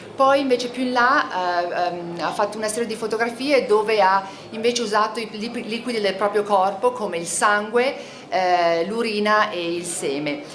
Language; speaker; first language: Italian; native; Italian